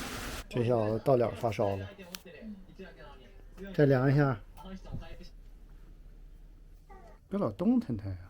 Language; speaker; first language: Chinese; native; Chinese